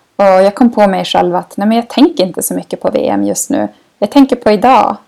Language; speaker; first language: Swedish; native; Swedish